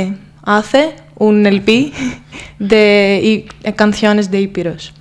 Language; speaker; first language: Spanish; non-native, fluent; Greek